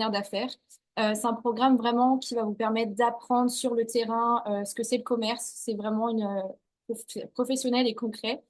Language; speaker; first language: French; native; French